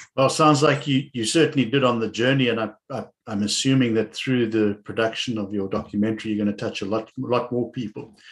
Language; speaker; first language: English; native; English